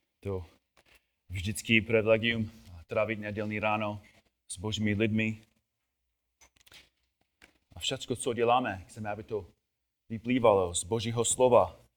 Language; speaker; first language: Czech; non-native, fluent; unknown